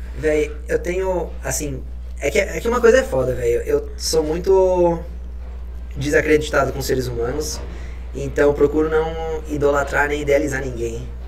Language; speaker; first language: Portuguese; early bilingual, other home language; Spanish